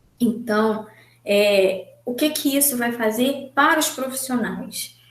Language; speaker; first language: Portuguese; native; Portuguese